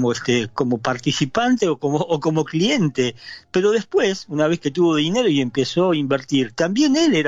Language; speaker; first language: Spanish; native; Spanish